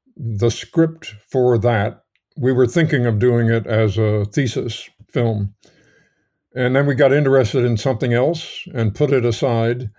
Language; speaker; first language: English; native; English